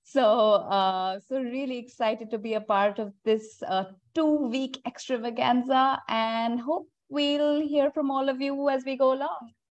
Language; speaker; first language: English; non-native, local second language; Hindi